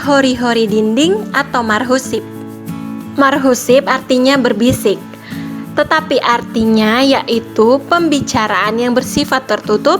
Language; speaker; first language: Indonesian; native; Indonesian